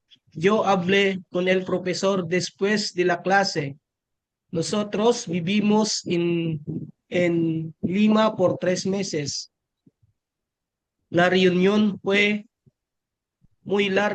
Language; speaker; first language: Spanish; non-native, learner; Filipino